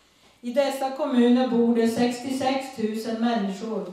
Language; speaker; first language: Swedish; native; Swedish